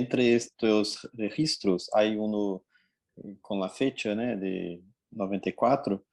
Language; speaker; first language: Spanish; non-native, fluent; Portuguese